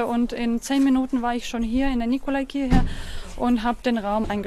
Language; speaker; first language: German; non-native, fluent; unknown